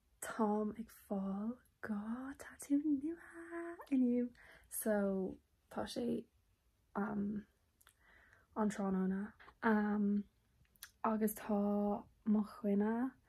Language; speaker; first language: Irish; non-native, local second language; English